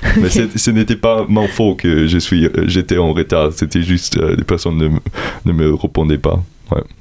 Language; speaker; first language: French; non-native, learner; German